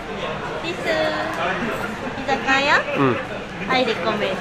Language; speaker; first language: English; non-native, learner; Japanese